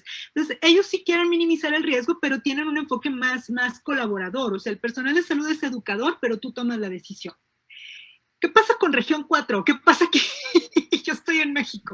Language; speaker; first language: Spanish; native; Spanish